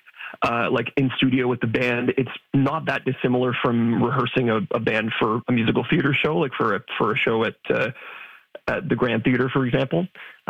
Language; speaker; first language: English; native; English